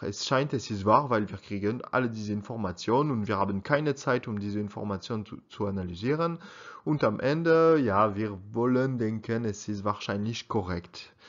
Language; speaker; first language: German; non-native, learner; French